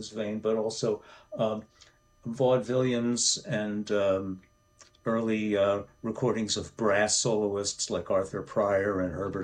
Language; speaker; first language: English; native; English